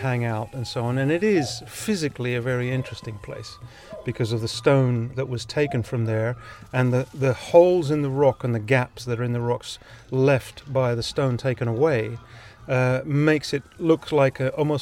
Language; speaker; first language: English; non-native, fluent; Catalan